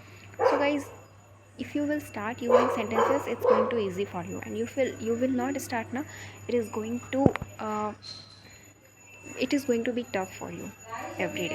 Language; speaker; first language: English; non-native, local second language; Hindi